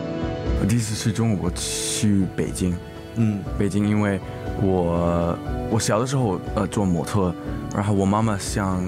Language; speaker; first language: Chinese; early bilingual, heritage; English